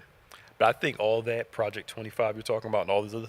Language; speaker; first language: English; native; English